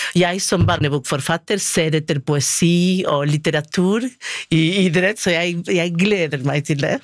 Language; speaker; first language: Norwegian; non-native, fluent; Spanish